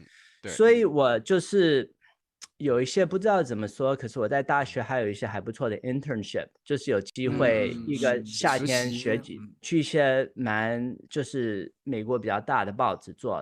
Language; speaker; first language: Chinese; early bilingual, heritage; Chinese